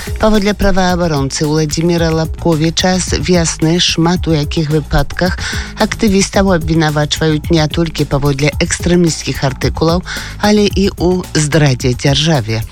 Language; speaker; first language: Belarusian; native; Belarusian